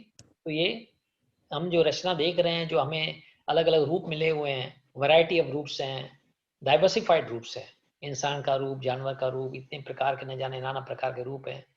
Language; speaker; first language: Hindi; native; Hindi